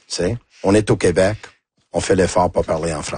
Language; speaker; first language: French; non-native, local second language; Italian